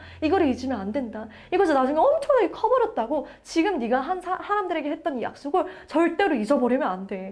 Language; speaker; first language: Korean; native; Korean